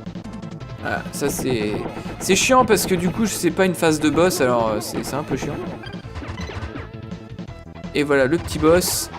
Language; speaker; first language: French; native; French